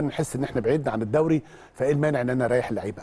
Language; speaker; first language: Arabic; native; Arabic